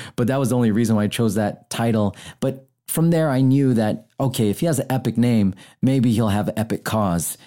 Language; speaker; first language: English; native; English